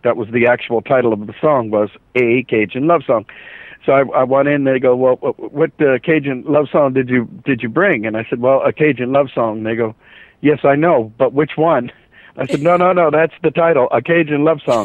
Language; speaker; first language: English; native; English